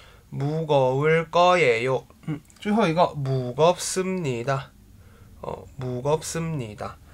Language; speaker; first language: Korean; non-native, fluent; Chinese